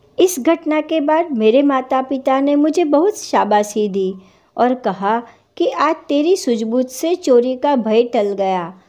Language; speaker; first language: Hindi; non-native, local second language; Gujarati